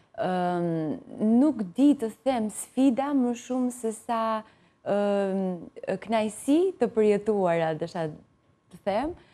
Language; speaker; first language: Albanian; native; Albanian